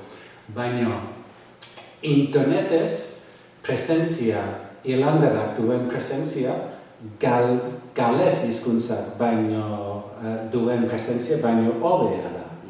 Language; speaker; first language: Basque; non-native, fluent; English